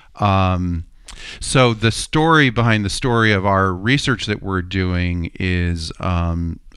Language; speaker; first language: English; native; English